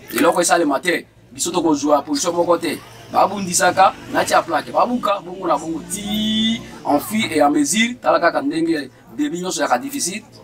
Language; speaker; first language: Lingala; native; Lingala